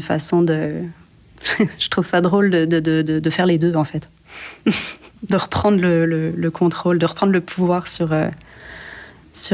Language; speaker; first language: French; native; French